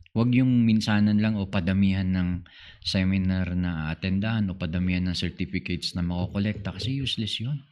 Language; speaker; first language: Filipino; non-native, local second language; Iloko